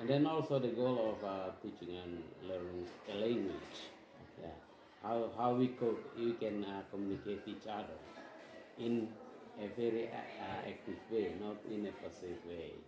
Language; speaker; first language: English; non-native, fluent; Indonesian